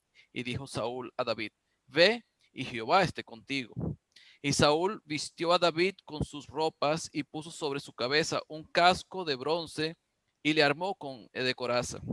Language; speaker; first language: Spanish; native; Spanish